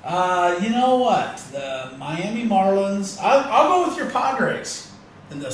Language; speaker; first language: English; native; English